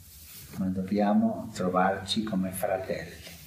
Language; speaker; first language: Italian; non-native, fluent; Spanish